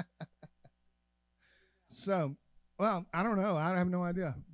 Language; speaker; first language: English; native; English